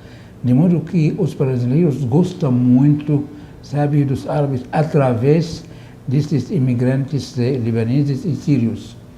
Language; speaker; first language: Portuguese; non-native, fluent; Arabic